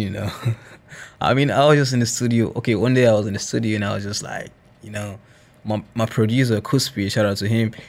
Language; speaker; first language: English; non-native, local second language; Esan